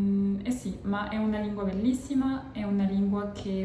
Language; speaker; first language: Italian; non-native, fluent; French